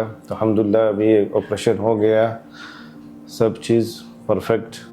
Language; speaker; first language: Hindi; non-native, learner; Arabic